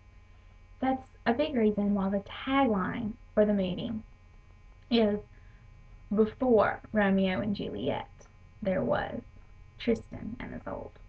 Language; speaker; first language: English; native; English